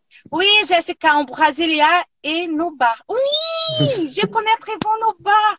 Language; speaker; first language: French; non-native, learner; Portuguese